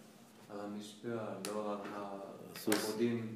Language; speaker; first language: Hebrew; non-native, learner; Finnish